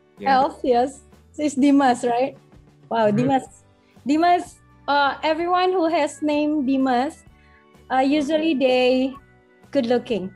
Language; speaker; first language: English; non-native, local second language; Indonesian